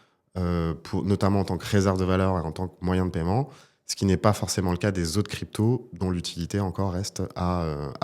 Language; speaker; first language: French; native; French